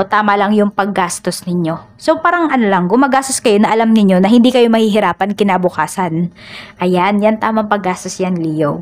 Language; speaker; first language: Filipino; native; Filipino